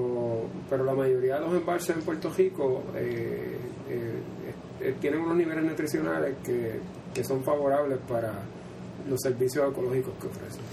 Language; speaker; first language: Spanish; native; Spanish